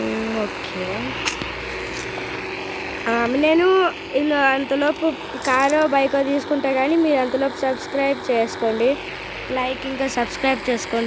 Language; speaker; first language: Telugu; native; Telugu